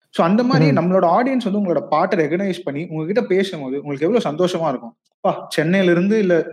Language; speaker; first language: Tamil; native; Tamil